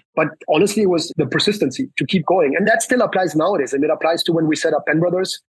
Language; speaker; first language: English; early bilingual, other home language; Spanish